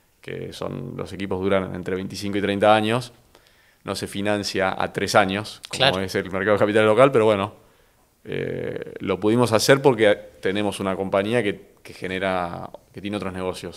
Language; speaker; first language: Spanish; native; Spanish